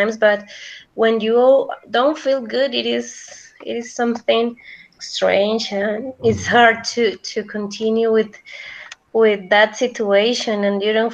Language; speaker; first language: English; non-native, fluent; Spanish